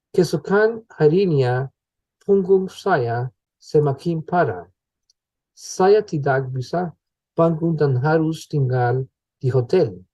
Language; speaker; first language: Indonesian; non-native, learner; English